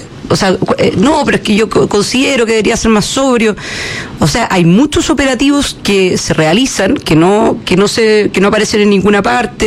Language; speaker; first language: Spanish; native; Spanish